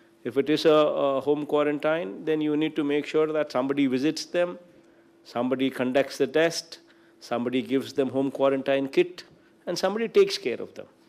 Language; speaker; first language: English; non-native, local second language; Telugu